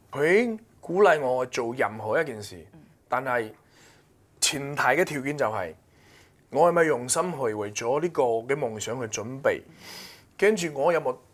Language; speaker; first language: Cantonese; non-native, fluent; Chinese